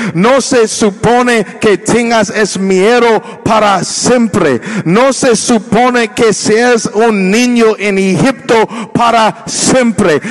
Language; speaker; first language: Spanish; non-native, learner; English